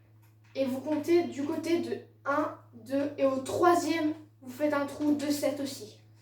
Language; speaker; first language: French; native; French